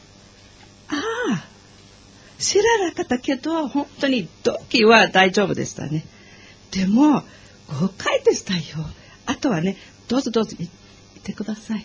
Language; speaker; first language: Japanese; non-native, learner; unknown